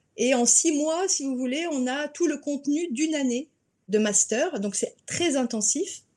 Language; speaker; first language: French; native; French